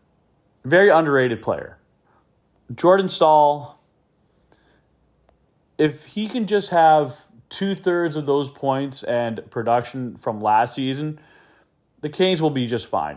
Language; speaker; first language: English; native; English